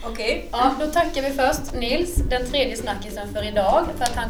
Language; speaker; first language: Swedish; native; Swedish